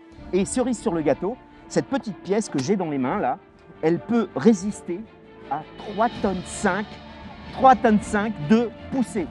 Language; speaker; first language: French; native; French